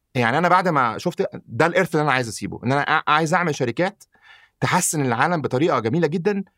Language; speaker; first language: Arabic; native; Arabic